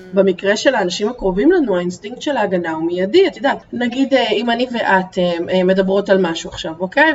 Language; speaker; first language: Hebrew; early bilingual, other home language; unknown